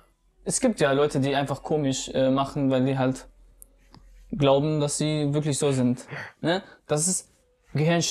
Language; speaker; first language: German; non-native, fluent; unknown